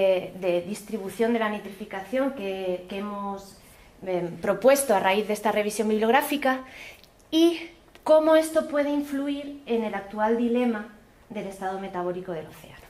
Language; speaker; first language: Spanish; native; Spanish